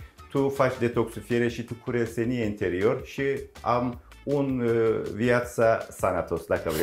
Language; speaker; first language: Romanian; non-native, learner; Turkish